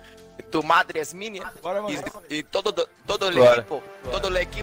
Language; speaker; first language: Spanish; non-native, learner; Portuguese